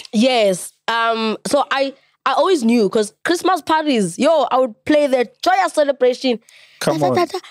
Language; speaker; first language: English; non-native, local second language; Xhosa